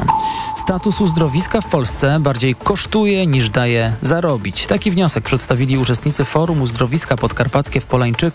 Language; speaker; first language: Polish; native; Polish